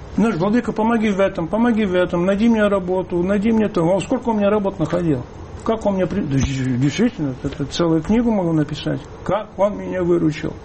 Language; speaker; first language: Russian; early bilingual, heritage; Russian